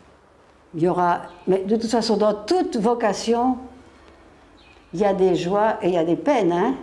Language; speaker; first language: French; native; French